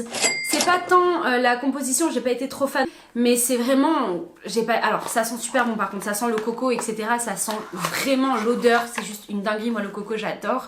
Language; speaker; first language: French; native; French